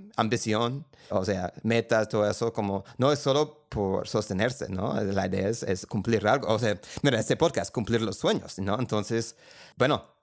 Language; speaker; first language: Spanish; non-native, fluent; English